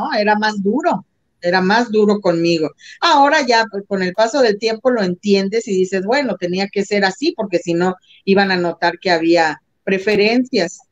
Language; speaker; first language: Spanish; native; Spanish